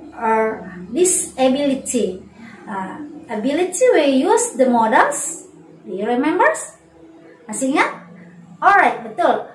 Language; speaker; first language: English; non-native, learner; Indonesian